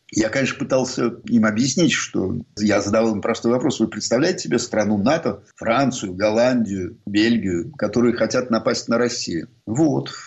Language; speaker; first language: Russian; native; Russian